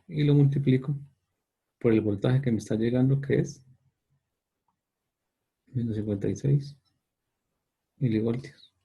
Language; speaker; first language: Spanish; native; Spanish